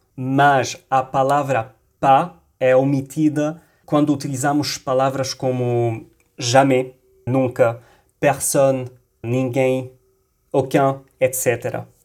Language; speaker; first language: Portuguese; non-native, fluent; Arabic